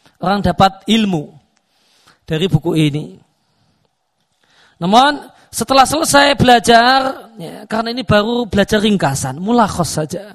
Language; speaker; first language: Indonesian; native; Indonesian